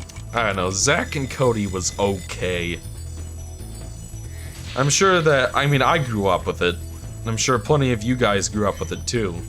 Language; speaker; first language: English; native; English